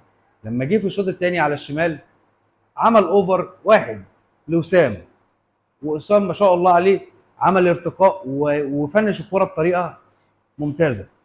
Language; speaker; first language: Arabic; native; Arabic